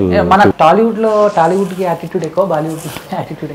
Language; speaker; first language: Telugu; native; Telugu